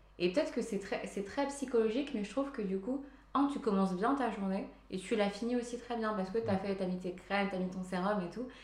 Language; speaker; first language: French; early bilingual, other home language; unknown